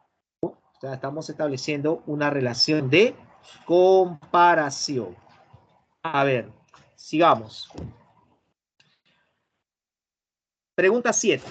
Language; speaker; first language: Spanish; native; Spanish